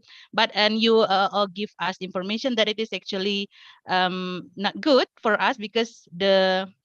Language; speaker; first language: English; non-native, fluent; Indonesian